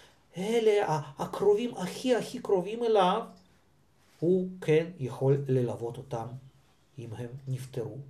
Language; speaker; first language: Hebrew; non-native, fluent; Russian